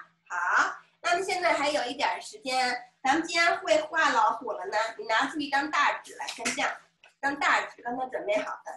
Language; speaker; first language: Chinese; native; Chinese